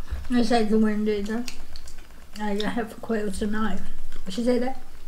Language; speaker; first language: English; non-native, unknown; Vietnamese